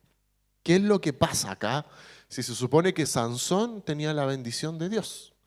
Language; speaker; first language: Spanish; native; Spanish